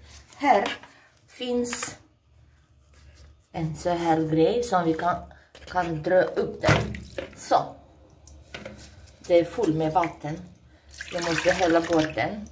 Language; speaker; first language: Swedish; non-native, learner; Russian